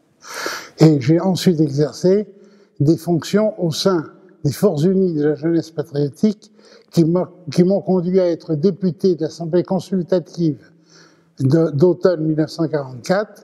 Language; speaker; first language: French; early bilingual, other home language; Ladino